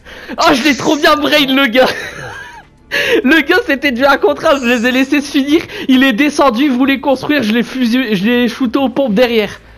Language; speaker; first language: French; native; French